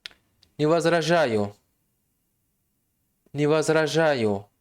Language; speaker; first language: Russian; non-native, local second language; Tajik